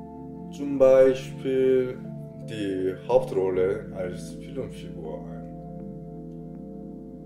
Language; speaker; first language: German; non-native, fluent; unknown